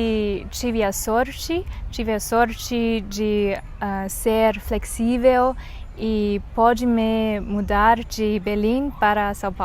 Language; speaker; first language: Portuguese; non-native, learner; Chinese